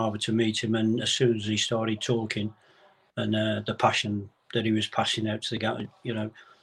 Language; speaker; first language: English; native; English